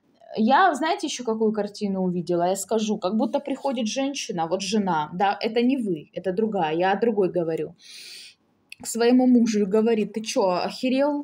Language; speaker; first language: Russian; native; Russian